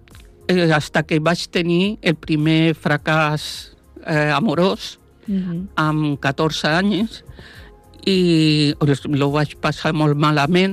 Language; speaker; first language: Catalan; non-native, local second language; Spanish